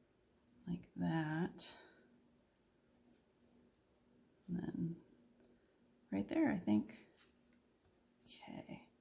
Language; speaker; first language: English; native; English